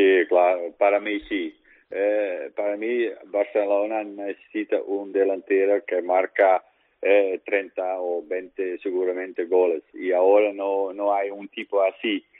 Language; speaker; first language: Spanish; non-native, learner; Dutch